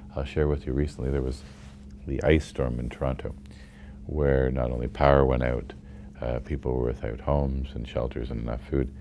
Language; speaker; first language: English; native; English